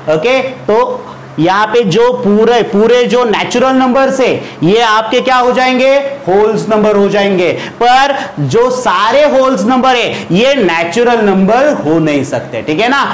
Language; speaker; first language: Hindi; non-native, local second language; Marathi